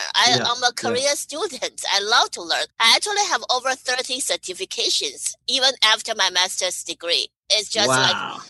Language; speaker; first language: English; non-native, fluent; Chinese